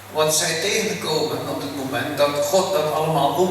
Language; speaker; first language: Dutch; early bilingual, other home language; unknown